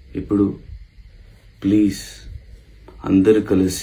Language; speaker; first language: Telugu; non-native, local second language; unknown